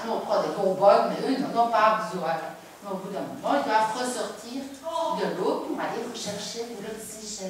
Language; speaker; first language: French; native; French